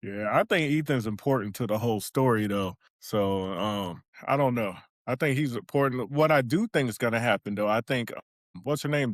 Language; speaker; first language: English; native; English